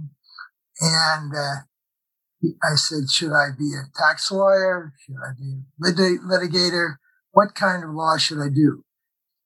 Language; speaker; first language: English; native; English